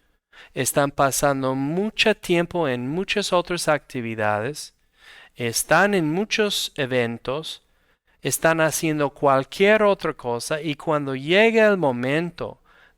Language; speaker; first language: Spanish; non-native, fluent; English